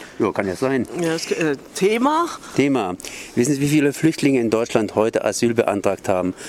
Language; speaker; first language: German; native; German